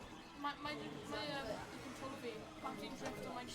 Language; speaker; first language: Welsh; non-native, local second language; English